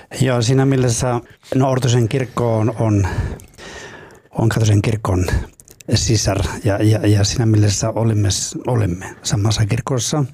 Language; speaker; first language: Finnish; non-native, fluent; Spanish